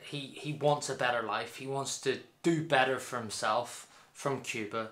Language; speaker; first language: English; native; English